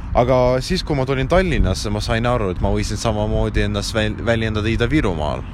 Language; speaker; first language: Estonian; non-native, local second language; Russian